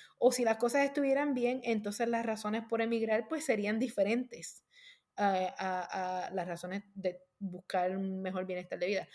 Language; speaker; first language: Spanish; native; Spanish